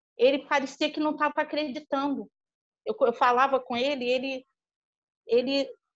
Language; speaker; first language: Portuguese; native; Portuguese